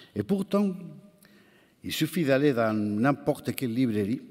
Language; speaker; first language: French; non-native, fluent; Spanish